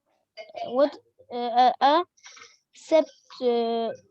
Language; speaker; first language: French; non-native, learner; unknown